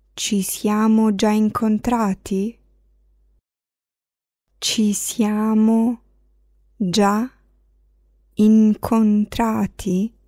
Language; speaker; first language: Italian; non-native, fluent; Arabic